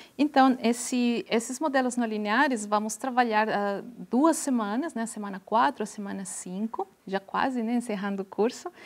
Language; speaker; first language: Portuguese; non-native, fluent; Spanish